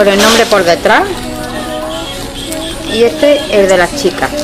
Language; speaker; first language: Spanish; native; Spanish